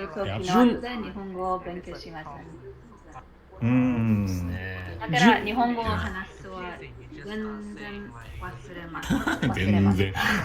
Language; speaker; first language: Japanese; non-native, learner; English